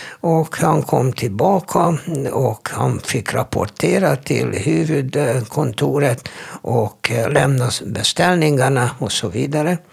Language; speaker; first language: Swedish; non-native, fluent; Hungarian